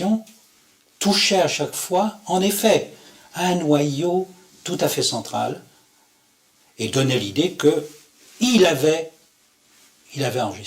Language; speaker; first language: French; native; French